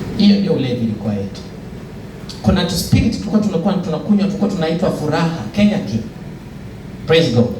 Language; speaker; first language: Swahili; non-native, local second language; Luyia